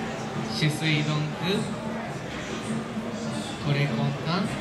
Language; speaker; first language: French; non-native, learner; Japanese